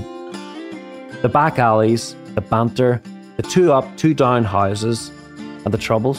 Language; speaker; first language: English; native; English